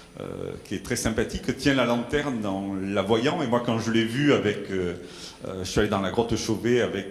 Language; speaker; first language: French; native; French